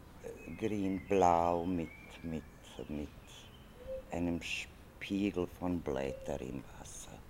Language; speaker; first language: German; non-native, learner; Croatian